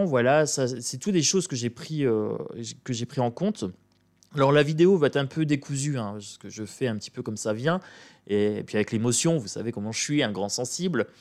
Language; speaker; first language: French; native; French